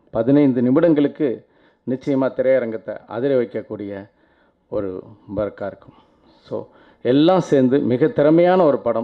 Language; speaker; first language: Tamil; native; Tamil